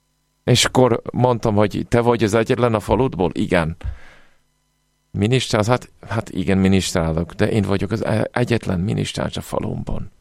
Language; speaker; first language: Hungarian; non-native, fluent; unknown